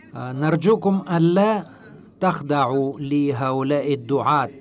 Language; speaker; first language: Arabic; non-native, fluent; Turkish